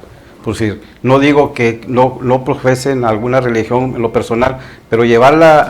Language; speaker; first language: Spanish; native; Spanish